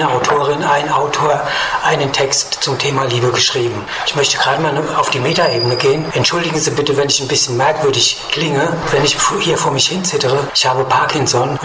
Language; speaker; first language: German; native; German